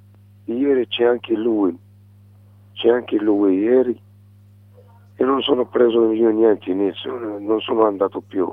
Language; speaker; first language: Italian; non-native, learner; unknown